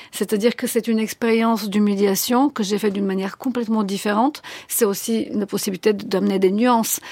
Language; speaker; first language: French; non-native, fluent; Bulgarian